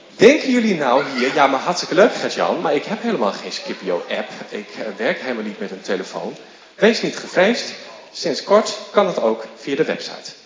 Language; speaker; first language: Dutch; native; Dutch